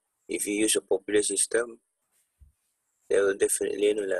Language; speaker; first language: English; non-native, local second language; Malay